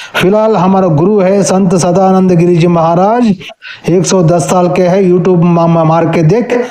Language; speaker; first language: Hindi; non-native, local second language; Telugu